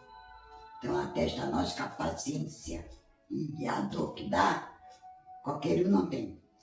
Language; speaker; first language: Portuguese; native; Portuguese